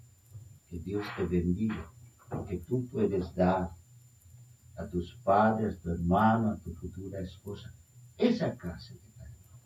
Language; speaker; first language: Spanish; non-native, fluent; Bangla